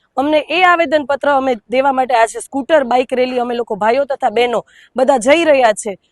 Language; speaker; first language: Gujarati; non-native, local second language; Sindhi